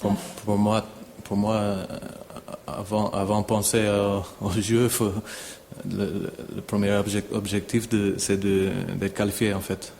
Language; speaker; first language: French; non-native, fluent; English